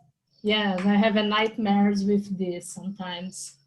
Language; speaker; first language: English; non-native, learner; Portuguese